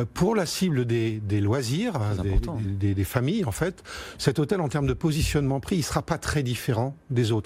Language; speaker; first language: French; native; French